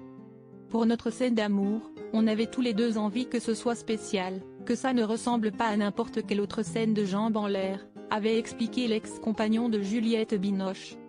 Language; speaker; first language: French; native; French